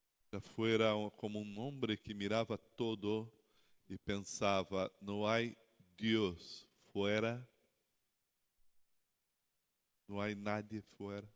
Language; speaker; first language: Spanish; non-native, learner; Portuguese